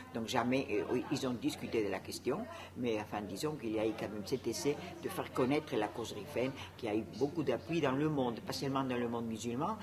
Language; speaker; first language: French; non-native, fluent; Spanish